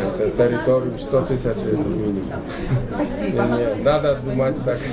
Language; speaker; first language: Russian; non-native, learner; Polish